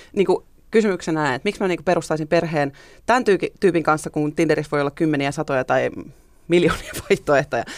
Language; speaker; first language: Finnish; native; Finnish